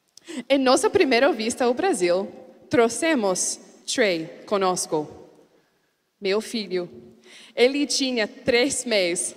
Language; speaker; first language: Portuguese; non-native, learner; English